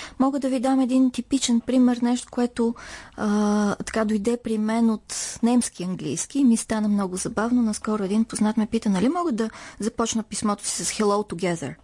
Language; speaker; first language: Bulgarian; native; Bulgarian